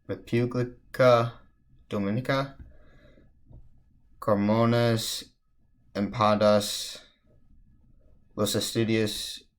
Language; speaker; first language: Spanish; non-native, learner; English